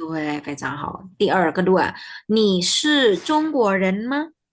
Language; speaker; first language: Chinese; non-native, fluent; Indonesian